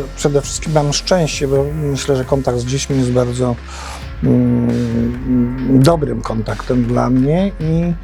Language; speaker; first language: Polish; native; Polish